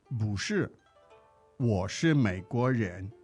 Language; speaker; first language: Chinese; non-native, learner; English